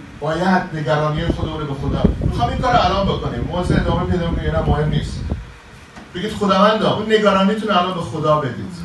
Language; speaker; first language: Persian; native; Persian